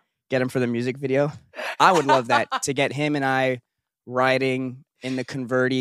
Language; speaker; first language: English; native; English